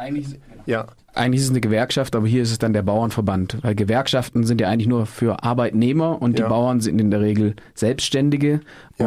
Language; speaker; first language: German; native; German